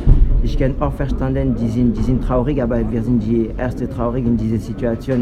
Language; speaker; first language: German; non-native, learner; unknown